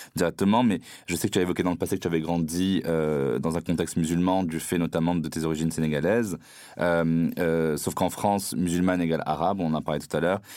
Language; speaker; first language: French; non-native, local second language; Arabic